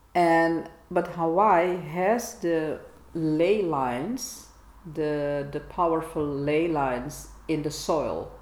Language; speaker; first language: English; non-native, fluent; Dutch